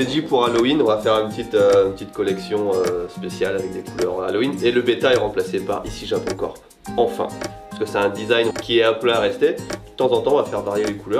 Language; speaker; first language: French; native; French